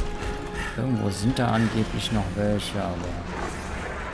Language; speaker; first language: German; native; German